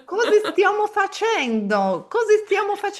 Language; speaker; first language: Italian; non-native, learner; Portuguese